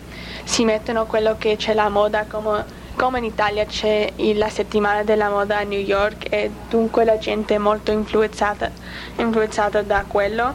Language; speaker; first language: Italian; non-native, learner; English